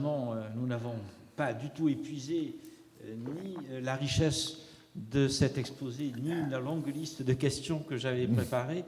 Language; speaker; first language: French; native; French